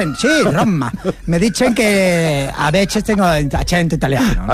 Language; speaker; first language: Spanish; native; Spanish